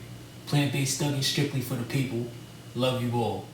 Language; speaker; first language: English; native; English